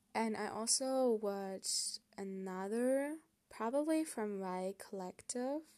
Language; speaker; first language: English; non-native, fluent; German